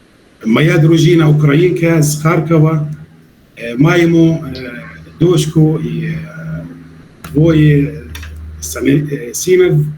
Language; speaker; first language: Ukrainian; non-native, learner; Arabic